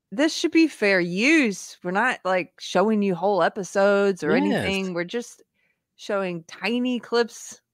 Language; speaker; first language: English; native; English